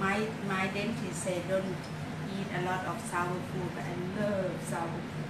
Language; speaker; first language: English; non-native, learner; Thai